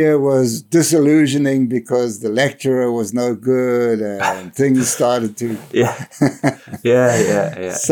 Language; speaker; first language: English; native; English